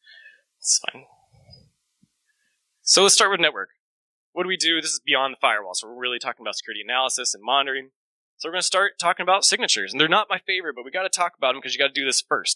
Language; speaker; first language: English; native; English